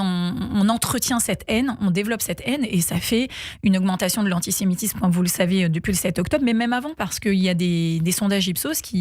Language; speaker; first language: French; native; French